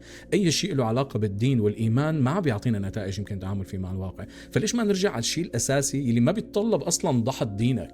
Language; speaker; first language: Arabic; native; Arabic